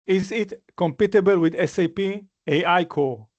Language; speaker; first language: English; non-native, fluent; Hebrew